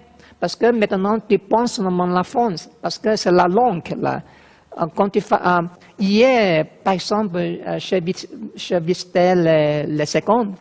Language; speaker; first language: French; non-native, learner; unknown